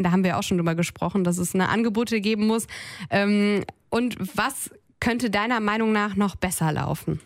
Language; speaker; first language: German; native; German